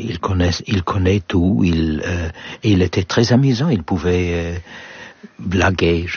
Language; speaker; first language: French; non-native, fluent; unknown